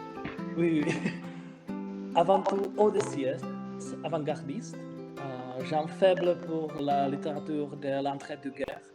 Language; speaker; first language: French; non-native, fluent; Czech